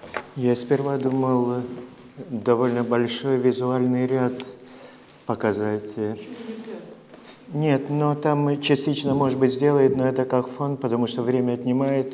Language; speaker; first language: Russian; non-native, fluent; Lithuanian